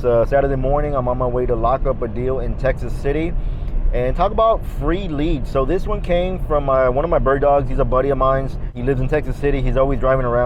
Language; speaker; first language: English; native; English